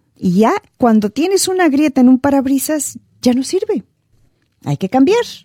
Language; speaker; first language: Spanish; native; Spanish